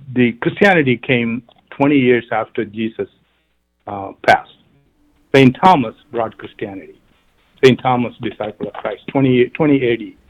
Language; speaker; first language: English; non-native, local second language; Malayalam